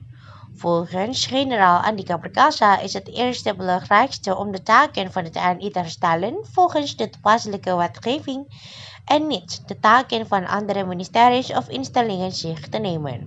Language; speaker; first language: Dutch; non-native, fluent; Indonesian